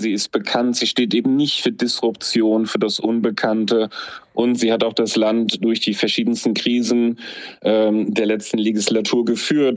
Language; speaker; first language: German; native; German